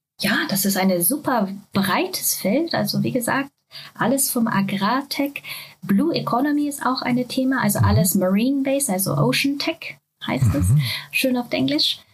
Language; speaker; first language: German; non-native, fluent; Japanese